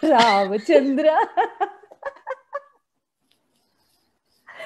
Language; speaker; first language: Telugu; native; Telugu